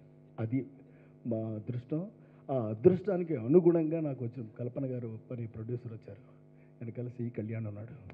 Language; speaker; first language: Telugu; native; Telugu